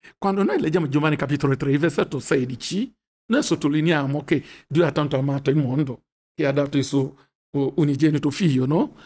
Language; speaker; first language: Italian; non-native, fluent; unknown